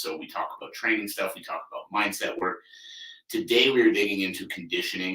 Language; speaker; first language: English; native; English